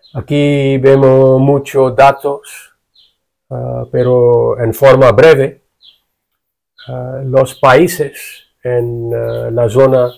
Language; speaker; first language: Spanish; non-native, fluent; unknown